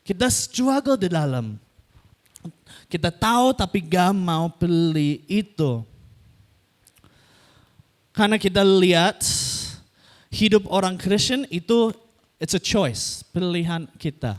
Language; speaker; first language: Indonesian; non-native, fluent; English